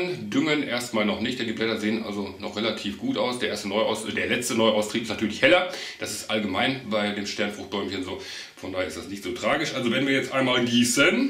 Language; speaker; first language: German; native; German